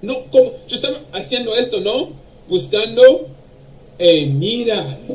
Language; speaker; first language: Spanish; non-native, learner; English